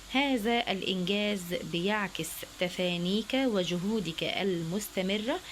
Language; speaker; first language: Arabic; native; Arabic